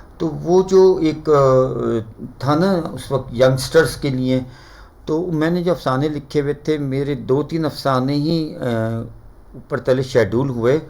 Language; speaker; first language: Urdu; native; Urdu